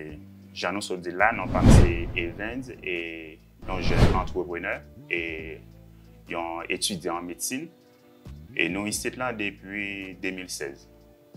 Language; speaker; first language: French; non-native, local second language; Haitian Creole